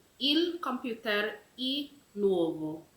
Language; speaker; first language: Italian; non-native, learner; English